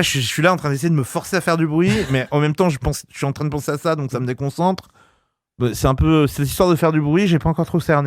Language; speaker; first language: French; native; French